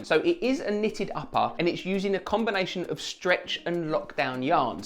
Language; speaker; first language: English; native; English